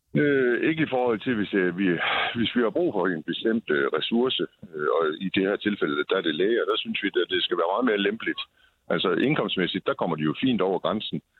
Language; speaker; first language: Danish; native; Danish